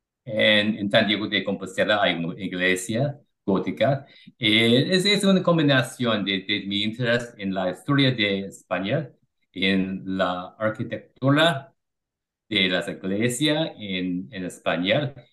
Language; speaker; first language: Spanish; non-native, learner; English